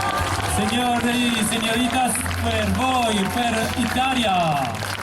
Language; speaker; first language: Italian; non-native, learner; French